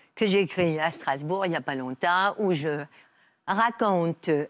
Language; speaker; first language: French; native; French